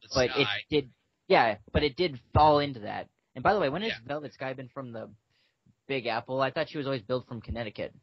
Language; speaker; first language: English; native; English